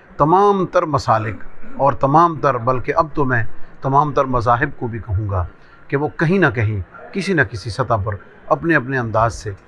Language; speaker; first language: Urdu; non-native, local second language; Punjabi